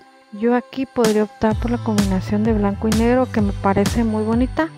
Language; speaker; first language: Spanish; native; Spanish